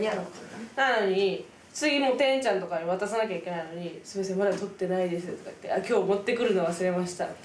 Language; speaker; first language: Japanese; native; Japanese